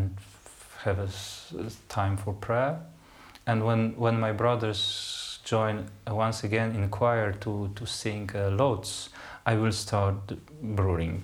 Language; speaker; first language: English; non-native, fluent; Polish